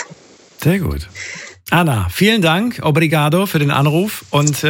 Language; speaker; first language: German; native; German